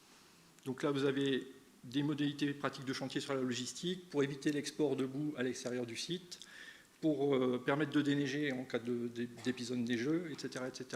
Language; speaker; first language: French; native; French